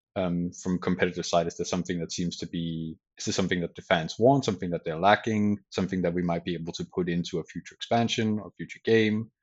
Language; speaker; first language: English; non-native, fluent; Danish